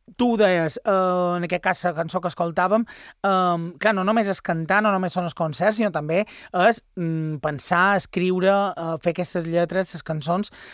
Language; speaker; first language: Catalan; native; Catalan